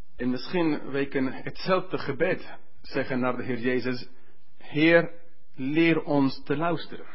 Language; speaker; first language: Dutch; non-native, fluent; English